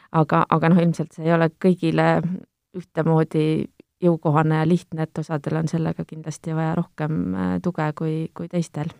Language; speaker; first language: Estonian; native; Estonian